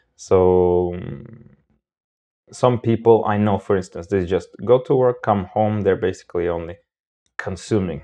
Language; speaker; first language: English; non-native, fluent; Romanian